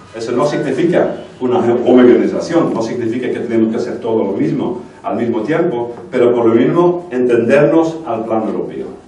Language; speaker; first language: Spanish; non-native, fluent; Dutch